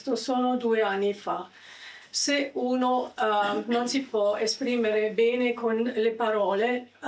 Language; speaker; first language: Italian; non-native, learner; German